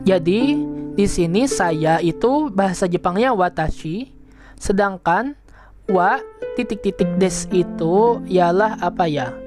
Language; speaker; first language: Indonesian; native; Indonesian